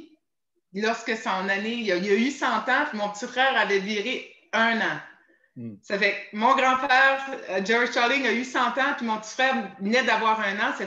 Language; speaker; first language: French; native; French